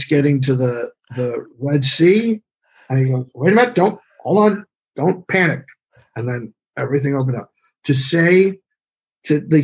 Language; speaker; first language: English; native; English